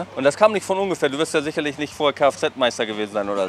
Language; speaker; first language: German; native; German